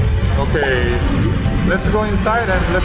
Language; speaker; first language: English; non-native, learner; Korean